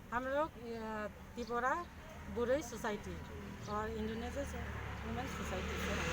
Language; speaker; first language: Hindi; non-native, local second language; Kok Borok